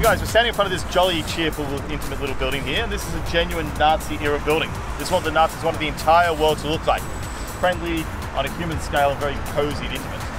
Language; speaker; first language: English; native; English